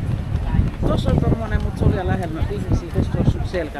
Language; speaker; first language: Finnish; native; Finnish